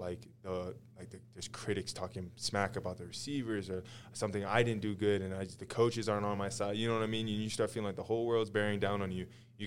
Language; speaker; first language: English; native; English